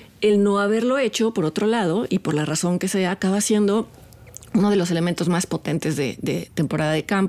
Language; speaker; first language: Spanish; native; Spanish